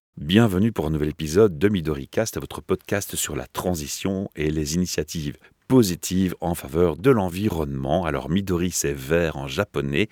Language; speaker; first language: French; native; French